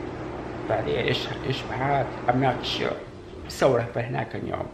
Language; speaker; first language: Arabic; non-native, learner; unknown